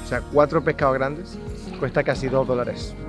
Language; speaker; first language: Spanish; native; Spanish